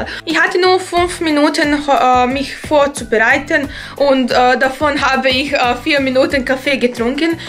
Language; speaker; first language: German; non-native, fluent; Bosnian